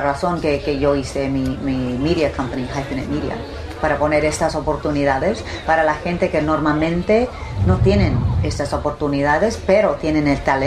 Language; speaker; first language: Spanish; early bilingual, heritage; Spanish